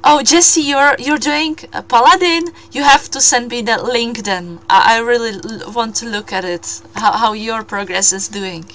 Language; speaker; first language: English; non-native, fluent; Czech